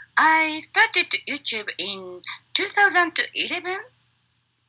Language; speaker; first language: English; non-native, learner; Japanese